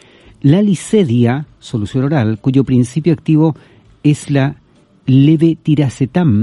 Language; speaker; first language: Spanish; native; Spanish